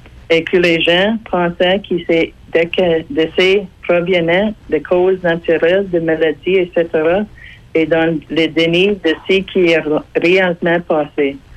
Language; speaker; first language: French; non-native, fluent; English